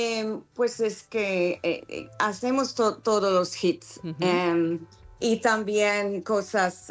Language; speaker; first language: Spanish; non-native, fluent; English